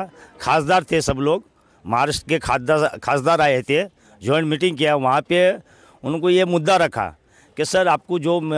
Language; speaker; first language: Hindi; non-native, local second language; Marathi